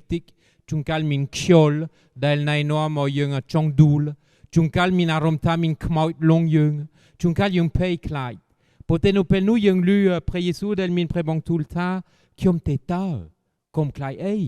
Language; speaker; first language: Khmer; non-native, fluent; French